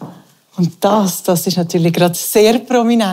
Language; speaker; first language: German; native; German